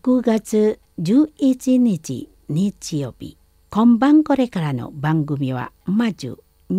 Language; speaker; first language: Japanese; non-native, fluent; Indonesian